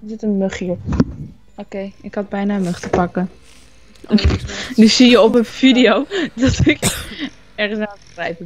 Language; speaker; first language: Dutch; native; Dutch